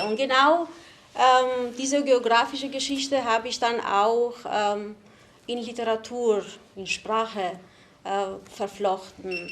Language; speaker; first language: German; non-native, fluent; Albanian